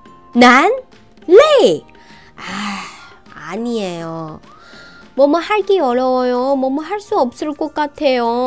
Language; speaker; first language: Korean; non-native, fluent; Chinese